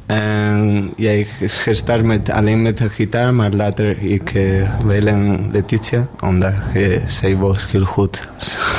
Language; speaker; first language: Dutch; non-native, learner; Spanish